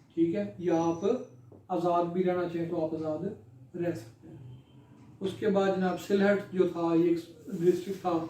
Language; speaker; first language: Urdu; non-native, local second language; Punjabi